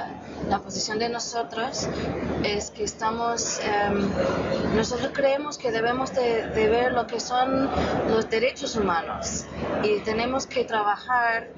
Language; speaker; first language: Spanish; non-native, fluent; English